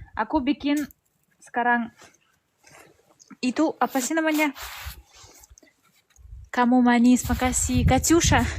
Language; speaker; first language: Indonesian; non-native, learner; Russian